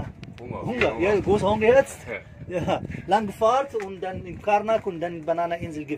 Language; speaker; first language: German; non-native, learner; Arabic